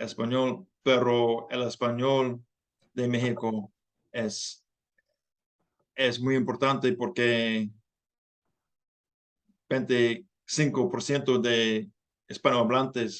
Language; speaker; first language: Spanish; non-native, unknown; English